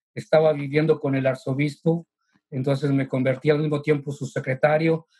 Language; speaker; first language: Spanish; native; Spanish